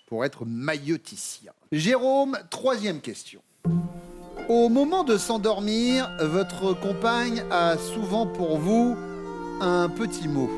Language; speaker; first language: French; native; French